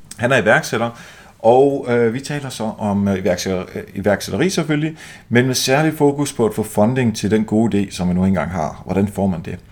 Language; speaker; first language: Danish; native; Danish